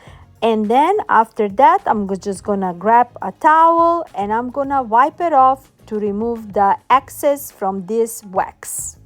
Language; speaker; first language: English; non-native, fluent; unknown